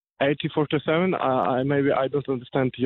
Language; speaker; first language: English; non-native, learner; Ukrainian